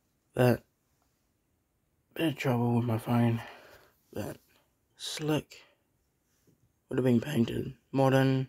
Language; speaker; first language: English; native; English